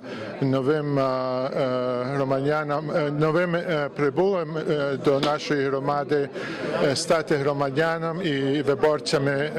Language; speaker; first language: Ukrainian; early bilingual, heritage; Ukrainian